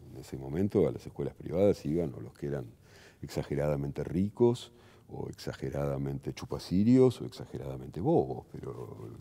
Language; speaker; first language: Spanish; native; Spanish